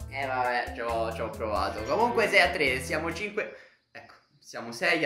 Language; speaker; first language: Italian; native; Italian